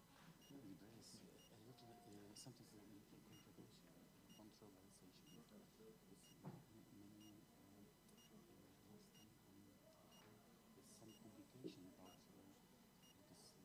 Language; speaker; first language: English; non-native, learner; Polish